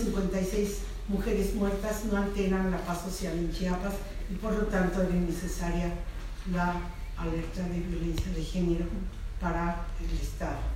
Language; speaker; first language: Spanish; native; Spanish